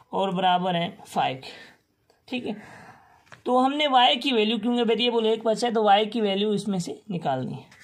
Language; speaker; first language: Urdu; non-native, local second language; Sindhi